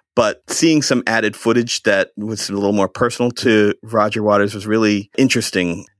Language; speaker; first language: English; native; English